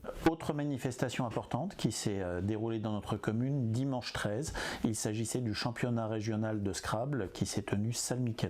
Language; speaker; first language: French; native; French